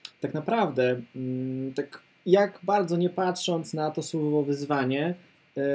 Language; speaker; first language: Polish; native; Polish